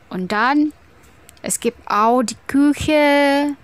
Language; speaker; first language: German; non-native, fluent; Indonesian